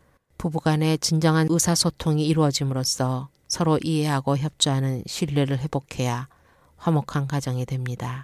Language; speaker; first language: Korean; native; Korean